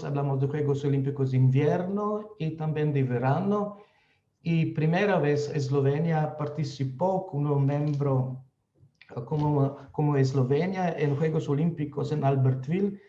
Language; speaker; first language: Spanish; non-native, fluent; Slovenian